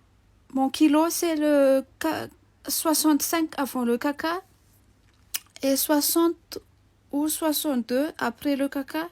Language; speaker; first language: French; non-native, local second language; Malagasy